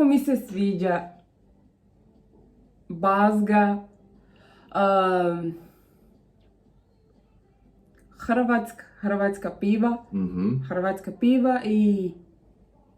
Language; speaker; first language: Bosnian; non-native, learner; Portuguese